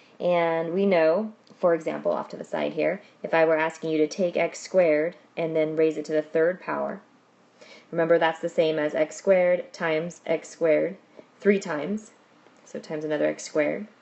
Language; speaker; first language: English; native; English